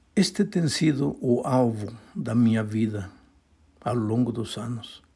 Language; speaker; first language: Portuguese; non-native, fluent; Spanish